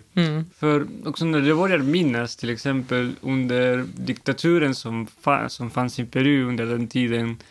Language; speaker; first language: Swedish; non-native, fluent; Spanish